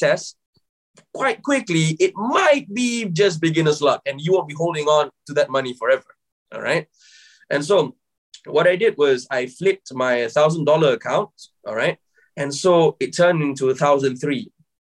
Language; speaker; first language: English; non-native, local second language; Malay